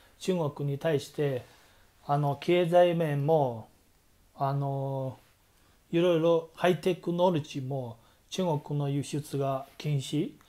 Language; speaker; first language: Japanese; non-native, fluent; Chinese